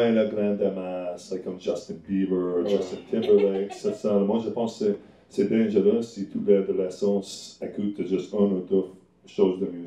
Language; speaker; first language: French; non-native, learner; English